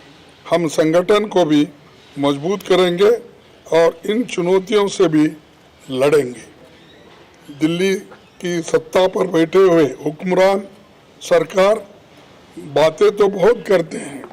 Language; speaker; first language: Hindi; non-native, local second language; Kannada